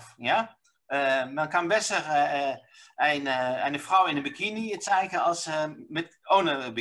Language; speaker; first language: German; non-native, learner; Dutch